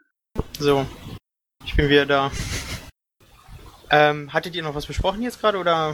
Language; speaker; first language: German; native; German